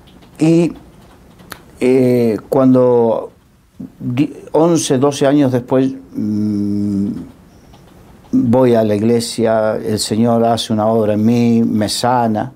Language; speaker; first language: Spanish; native; Spanish